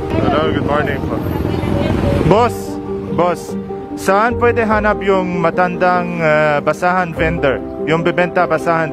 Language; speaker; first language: Filipino; non-native, learner; Arabic